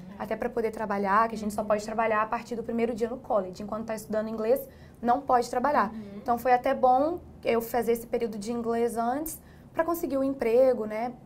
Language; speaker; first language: Portuguese; native; Portuguese